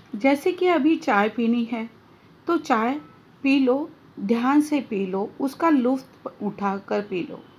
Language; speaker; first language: Hindi; non-native, local second language; Marathi